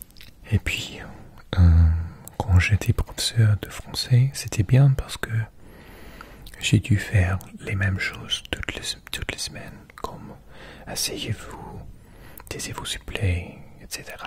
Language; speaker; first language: French; non-native, learner; English